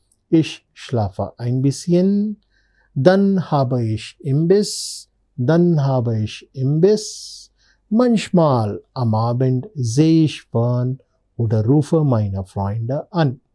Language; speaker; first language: German; non-native, fluent; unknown